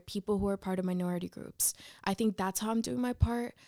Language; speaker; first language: English; early bilingual, other home language; Spanish